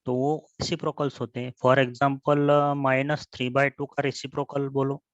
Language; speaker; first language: Hindi; non-native, local second language; Marathi